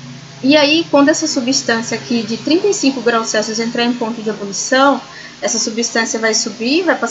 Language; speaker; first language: Portuguese; native; Portuguese